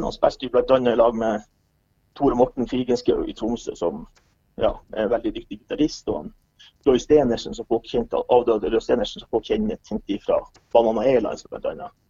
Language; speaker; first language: Norwegian; native; Norwegian